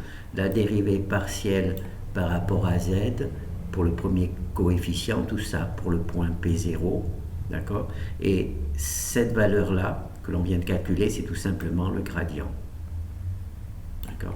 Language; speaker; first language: French; native; French